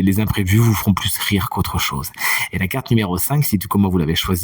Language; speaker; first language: French; native; French